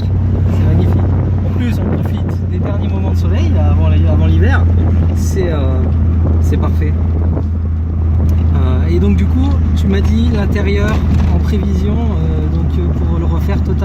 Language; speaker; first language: French; native; French